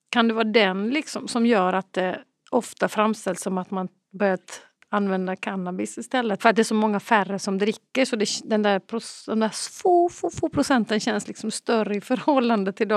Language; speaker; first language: Swedish; native; Swedish